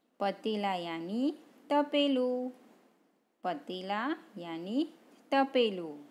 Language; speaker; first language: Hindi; non-native, local second language; Gujarati